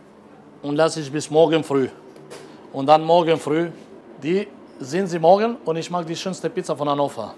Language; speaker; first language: German; non-native, learner; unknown